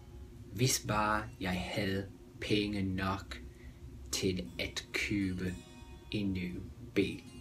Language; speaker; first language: Danish; non-native, fluent; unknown